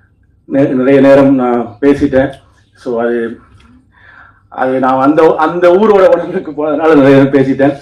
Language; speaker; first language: Tamil; native; Tamil